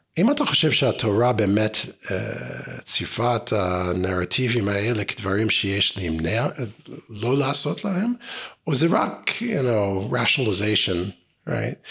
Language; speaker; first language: Hebrew; non-native, fluent; English